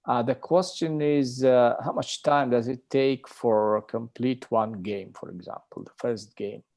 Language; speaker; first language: English; non-native, learner; Ukrainian